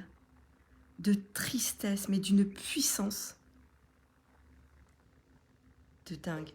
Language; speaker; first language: French; native; French